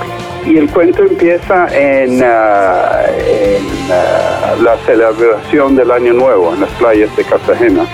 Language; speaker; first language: Spanish; non-native, fluent; English